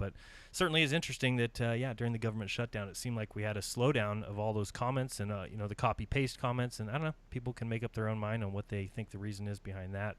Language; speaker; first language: English; native; English